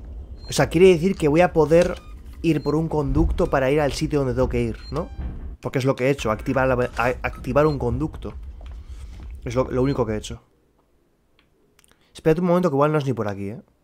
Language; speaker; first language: Spanish; native; Spanish